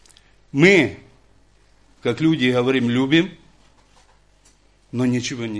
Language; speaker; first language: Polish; non-native, learner; Ukrainian